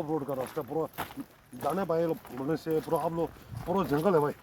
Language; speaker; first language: Hindi; non-native, local second language; Tibetan